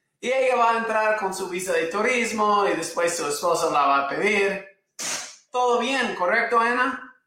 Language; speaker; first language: Spanish; non-native, fluent; English